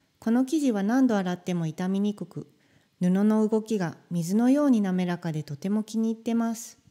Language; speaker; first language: Japanese; native; Japanese